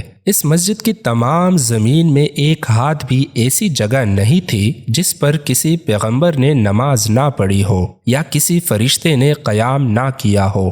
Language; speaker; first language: Urdu; native; Urdu